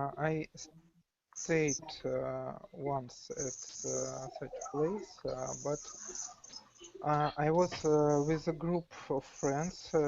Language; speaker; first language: English; non-native, learner; Russian